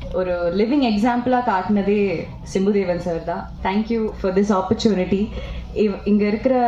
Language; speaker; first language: Tamil; non-native, local second language; Malayalam